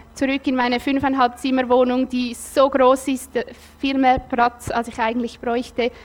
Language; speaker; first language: German; native; German